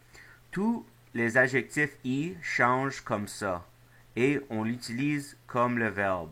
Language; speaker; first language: French; non-native, fluent; English